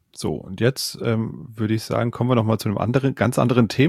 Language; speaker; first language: German; native; German